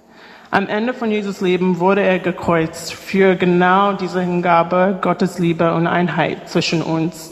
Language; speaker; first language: German; non-native, fluent; English